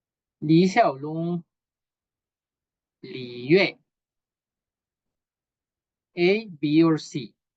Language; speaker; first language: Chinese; non-native, fluent; Spanish